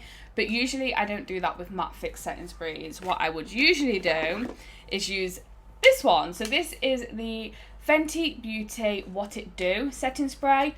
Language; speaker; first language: English; native; English